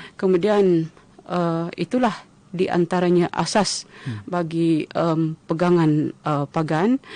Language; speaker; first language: Malay; non-native, local second language; Central Dusun